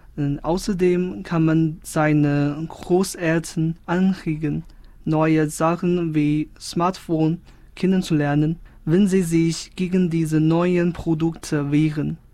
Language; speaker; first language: German; non-native, fluent; Chinese